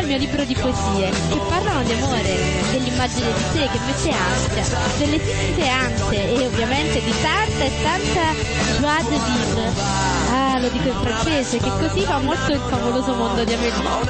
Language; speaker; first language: Italian; native; Italian